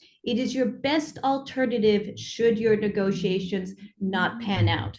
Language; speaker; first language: English; native; English